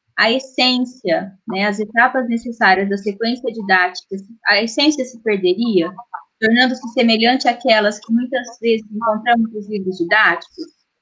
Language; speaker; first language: Portuguese; native; Portuguese